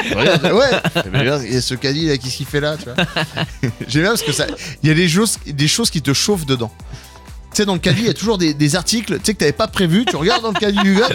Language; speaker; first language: French; native; French